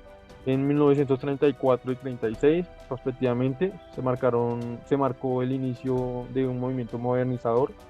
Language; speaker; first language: Spanish; native; Spanish